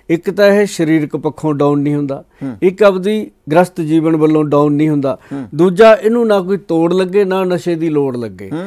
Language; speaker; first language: Punjabi; native; Punjabi